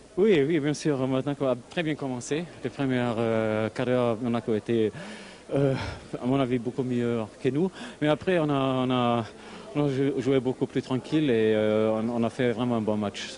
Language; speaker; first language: French; non-native, fluent; German